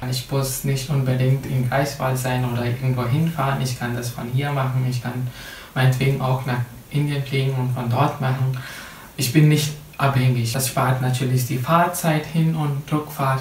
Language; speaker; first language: German; non-native, fluent; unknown